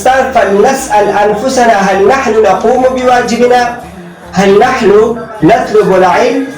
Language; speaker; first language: Arabic; non-native, learner; Urdu